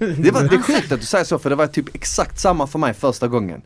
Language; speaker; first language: Swedish; native; Swedish